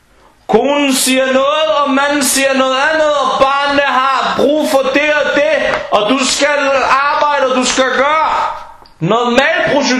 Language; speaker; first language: Danish; non-native, fluent; Arabic